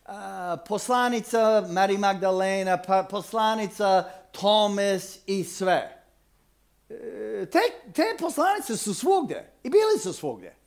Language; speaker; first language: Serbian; non-native, fluent; English